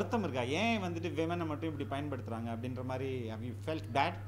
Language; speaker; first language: Tamil; native; Tamil